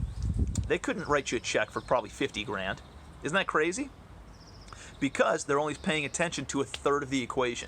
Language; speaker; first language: English; native; English